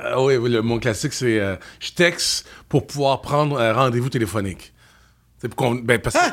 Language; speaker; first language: French; native; French